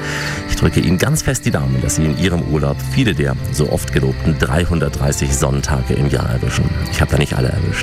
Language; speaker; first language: German; native; German